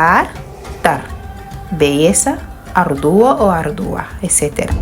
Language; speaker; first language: Spanish; non-native, fluent; Wolof